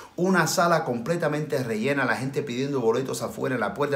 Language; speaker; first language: Spanish; early bilingual, heritage; Spanish